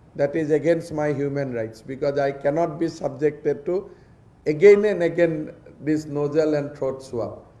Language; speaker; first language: English; non-native, local second language; Assamese